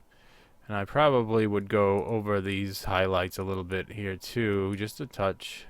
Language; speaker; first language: English; native; English